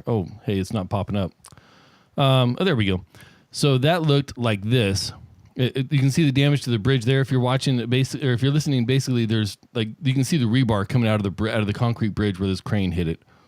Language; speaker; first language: English; native; English